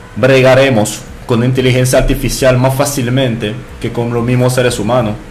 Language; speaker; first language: Spanish; non-native, fluent; French